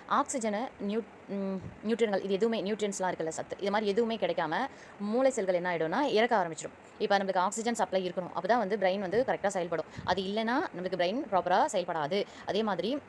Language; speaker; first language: Tamil; native; Tamil